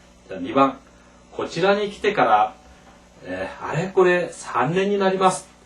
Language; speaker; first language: Japanese; non-native, fluent; Korean